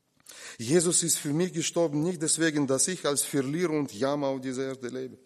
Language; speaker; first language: German; non-native, fluent; Russian